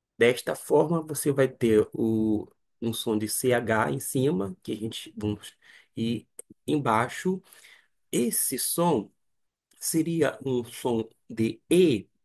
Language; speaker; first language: Portuguese; native; Portuguese